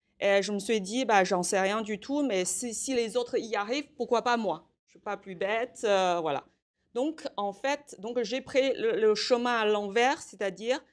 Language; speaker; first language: French; non-native, fluent; Chinese